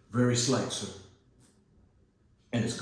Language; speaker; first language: English; native; English